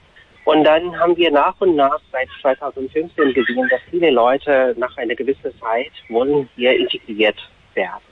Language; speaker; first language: German; non-native, fluent; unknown